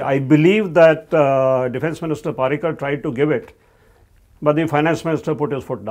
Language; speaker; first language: English; non-native, local second language; Hindi